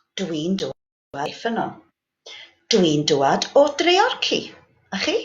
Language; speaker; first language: Welsh; native; Welsh